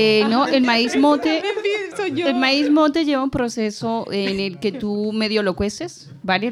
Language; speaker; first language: Spanish; native; Spanish